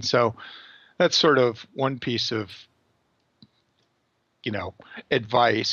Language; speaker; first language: English; native; English